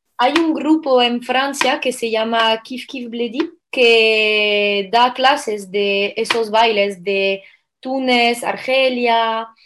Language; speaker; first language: Spanish; non-native, fluent; French